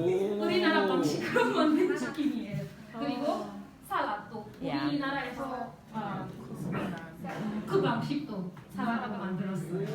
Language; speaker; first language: Korean; non-native, learner; English